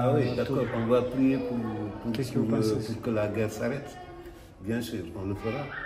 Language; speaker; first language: French; non-native, local second language; Wolof